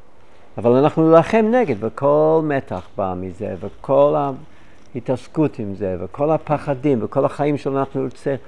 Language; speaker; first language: Hebrew; non-native, fluent; English